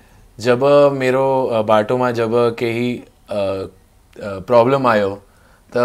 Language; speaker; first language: Nepali; non-native, learner; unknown